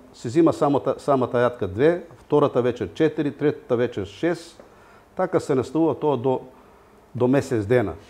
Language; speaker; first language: Macedonian; native; Macedonian